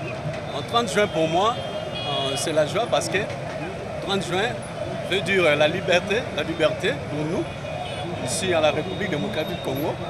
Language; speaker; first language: French; non-native, local second language; Lingala